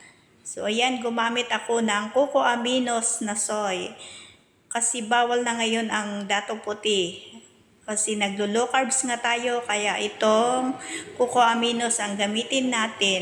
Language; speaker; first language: Filipino; non-native, local second language; Cebuano